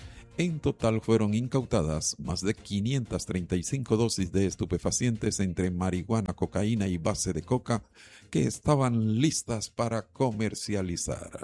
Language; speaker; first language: Spanish; native; Spanish